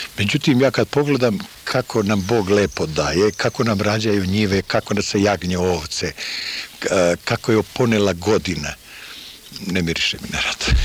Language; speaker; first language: Serbian; native; Serbian